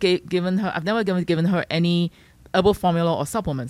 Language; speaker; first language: English; non-native, local second language; Chinese